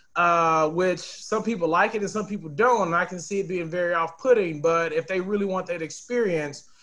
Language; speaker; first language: English; native; English